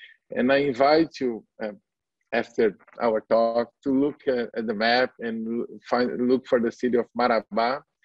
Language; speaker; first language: English; non-native, fluent; Portuguese